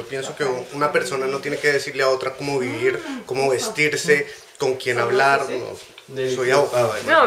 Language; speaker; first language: Spanish; native; Spanish